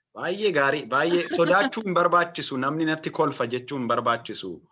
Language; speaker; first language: Oromo; native; Oromo